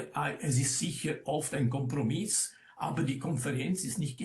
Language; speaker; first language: German; non-native, local second language; Italian